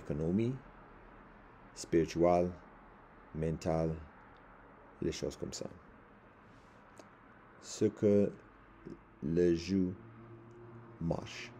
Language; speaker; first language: French; non-native, learner; English